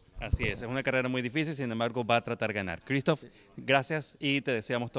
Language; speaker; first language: Spanish; native; Spanish